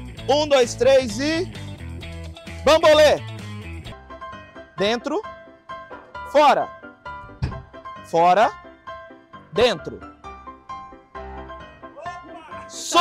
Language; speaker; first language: Portuguese; native; Portuguese